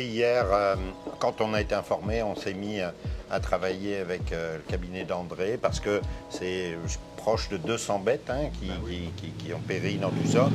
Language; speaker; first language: French; native; French